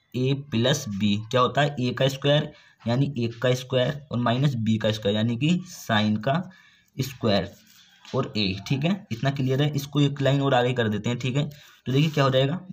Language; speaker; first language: Hindi; native; Hindi